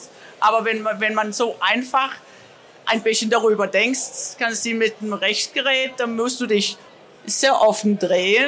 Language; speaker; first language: German; non-native, learner; Danish